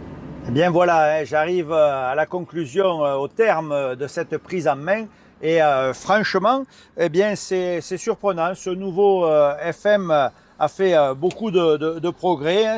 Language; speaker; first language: French; native; French